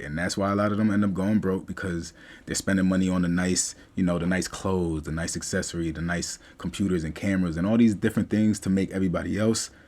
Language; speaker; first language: English; native; English